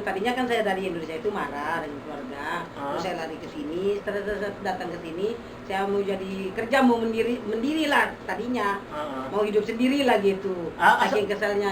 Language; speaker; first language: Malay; non-native, local second language; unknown